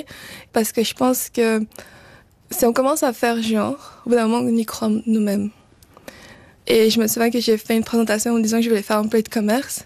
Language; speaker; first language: French; early bilingual, other home language; Portuguese